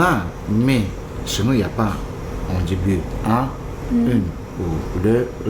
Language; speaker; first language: French; non-native, fluent; Russian